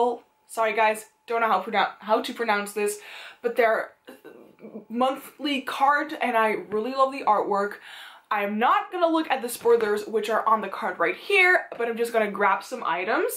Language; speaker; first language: English; non-native, fluent; Dutch